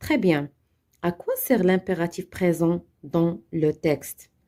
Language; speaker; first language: French; non-native, local second language; Arabic